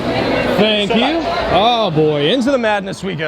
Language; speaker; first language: English; native; English